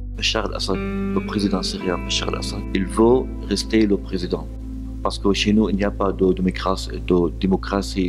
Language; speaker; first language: French; non-native, learner; Arabic